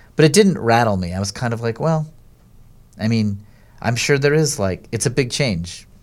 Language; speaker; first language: English; native; English